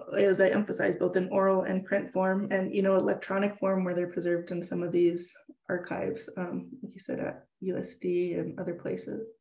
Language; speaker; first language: English; native; English